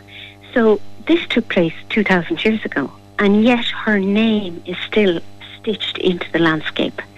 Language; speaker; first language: English; native; English